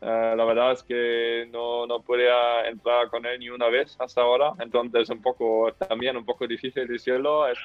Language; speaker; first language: Spanish; non-native, fluent; German